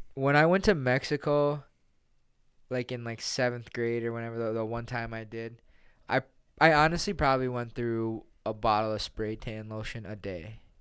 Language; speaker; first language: English; native; English